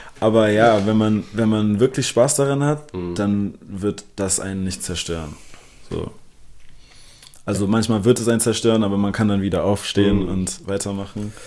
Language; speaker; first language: German; early bilingual, other home language; English